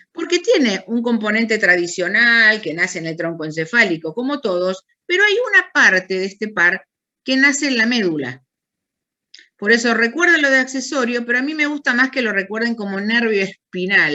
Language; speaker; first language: Spanish; native; Spanish